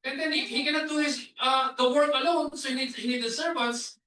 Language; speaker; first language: English; non-native, local second language; Filipino